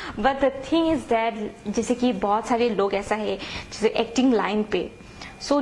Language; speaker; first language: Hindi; non-native, local second language; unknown